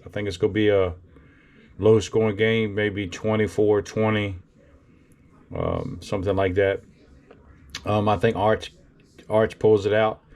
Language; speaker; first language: English; native; English